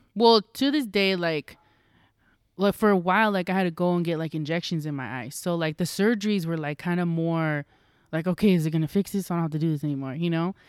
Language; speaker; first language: English; native; English